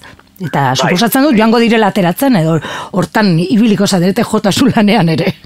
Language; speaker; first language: Basque; native; Basque